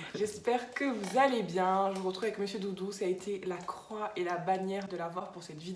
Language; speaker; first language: French; native; French